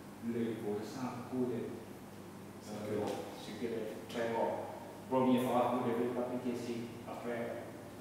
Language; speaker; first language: French; non-native, learner; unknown